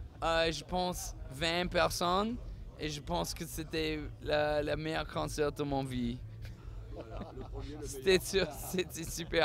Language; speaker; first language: French; non-native, learner; English